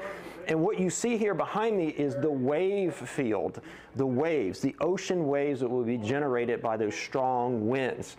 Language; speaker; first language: English; native; English